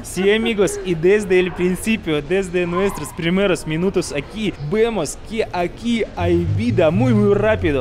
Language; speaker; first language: Spanish; non-native, fluent; Russian